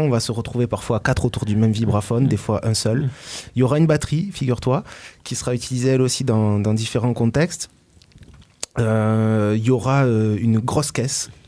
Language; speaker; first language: French; native; French